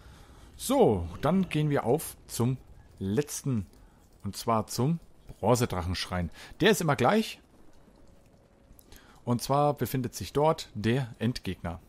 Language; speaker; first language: German; native; German